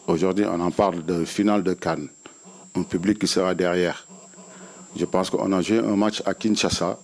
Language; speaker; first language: French; non-native, local second language; Wolof